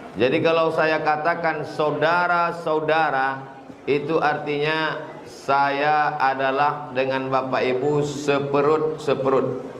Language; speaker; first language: Indonesian; native; Indonesian